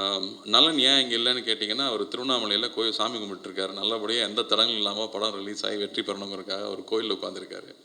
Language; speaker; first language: Tamil; native; Tamil